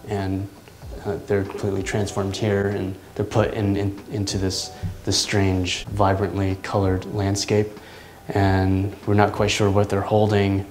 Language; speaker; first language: English; native; English